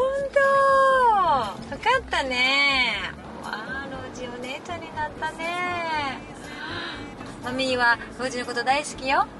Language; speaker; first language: Japanese; native; Japanese